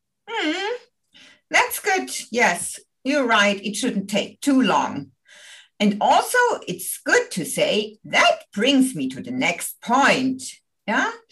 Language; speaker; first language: English; non-native, fluent; German